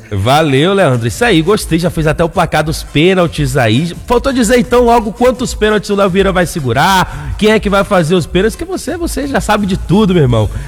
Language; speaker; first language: Portuguese; native; Portuguese